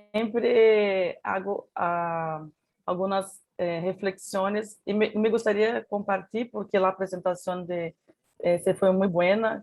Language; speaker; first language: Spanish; non-native, learner; Portuguese